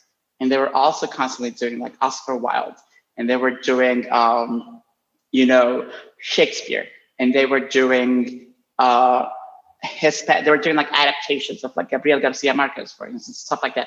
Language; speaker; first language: English; non-native, fluent; Spanish